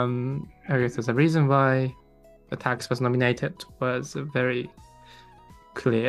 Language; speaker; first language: English; non-native, fluent; Japanese